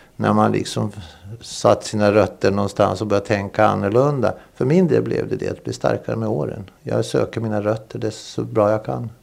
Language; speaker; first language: Swedish; native; Swedish